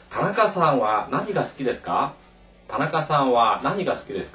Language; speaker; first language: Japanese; non-native, fluent; Korean